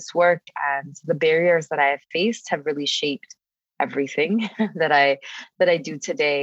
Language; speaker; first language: English; native; English